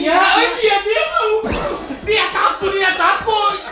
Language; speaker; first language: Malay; non-native, fluent; Japanese